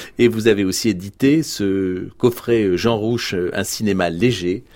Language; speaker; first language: French; native; French